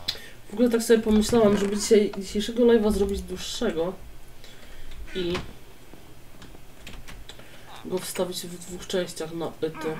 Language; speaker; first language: Polish; native; Polish